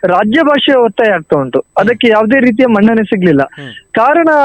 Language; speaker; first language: Kannada; native; Kannada